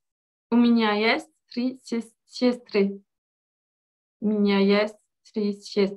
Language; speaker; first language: Russian; non-native, learner; French